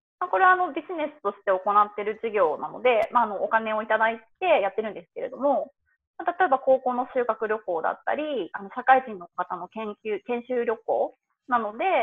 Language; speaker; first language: Japanese; native; Japanese